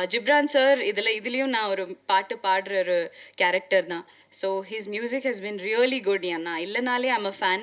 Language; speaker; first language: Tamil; non-native, local second language; Malayalam